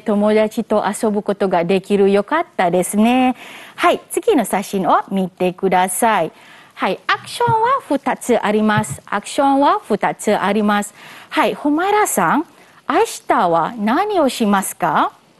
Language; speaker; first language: Japanese; non-native, fluent; Malay